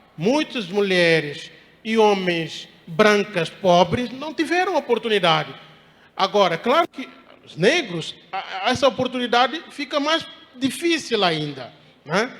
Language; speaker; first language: Portuguese; non-native, local second language; Upper Guinea Crioulo